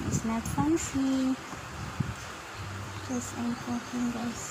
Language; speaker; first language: English; non-native, learner; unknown